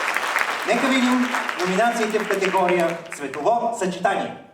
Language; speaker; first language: Bulgarian; native; Bulgarian